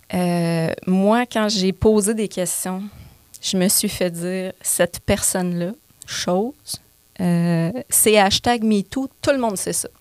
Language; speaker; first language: French; native; French